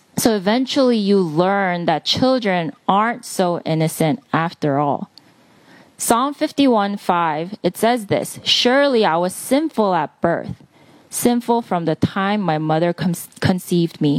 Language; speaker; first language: English; early bilingual, other home language; Korean